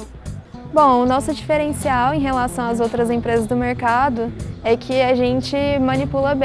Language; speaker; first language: Portuguese; native; Portuguese